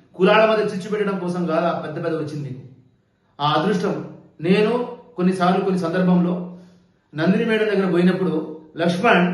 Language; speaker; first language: Telugu; non-native, local second language; Lambadi